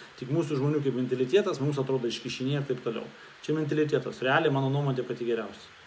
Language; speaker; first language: Lithuanian; non-native, local second language; Russian